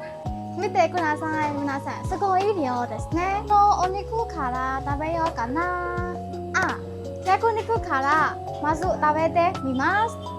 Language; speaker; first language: Japanese; non-native, learner; Burmese